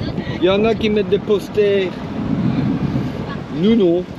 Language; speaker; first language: French; native; French